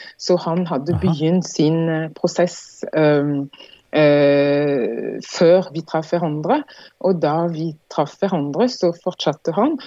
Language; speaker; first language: Norwegian; non-native, fluent; French